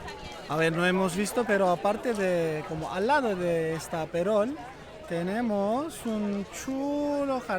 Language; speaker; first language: Spanish; non-native, fluent; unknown